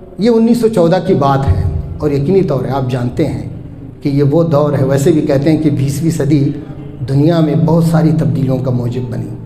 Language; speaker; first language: Urdu; non-native, local second language; Baluchi